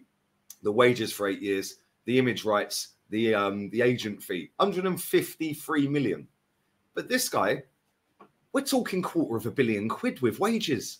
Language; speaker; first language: English; native; English